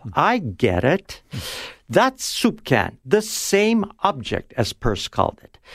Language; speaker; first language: English; native; English